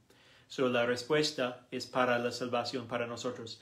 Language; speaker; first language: Spanish; non-native, learner; English